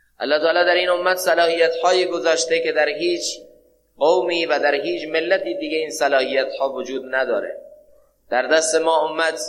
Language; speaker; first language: Persian; non-native, local second language; Central Kurdish